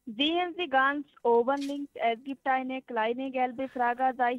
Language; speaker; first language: German; non-native, learner; Hindi